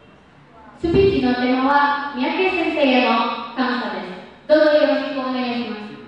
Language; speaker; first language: Japanese; non-native, learner; Indonesian